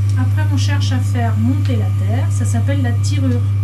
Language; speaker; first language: French; native; French